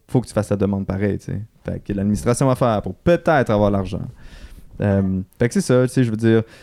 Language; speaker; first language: French; native; French